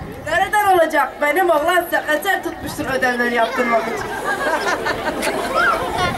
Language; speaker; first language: Turkish; native; Turkish